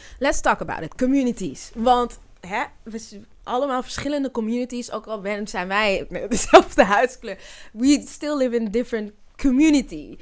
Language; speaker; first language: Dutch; early bilingual, other home language; Akan